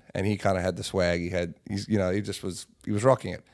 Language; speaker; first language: English; native; English